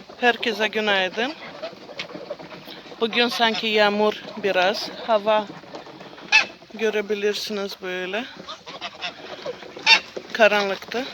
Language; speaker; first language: Turkish; non-native, learner; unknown